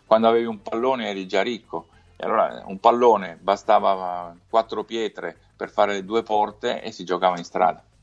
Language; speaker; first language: Italian; native; Italian